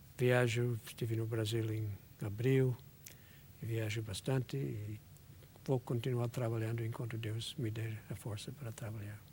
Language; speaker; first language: Portuguese; non-native, fluent; English